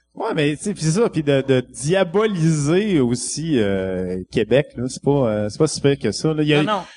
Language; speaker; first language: French; native; French